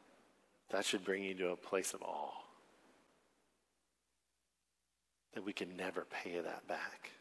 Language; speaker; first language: English; native; English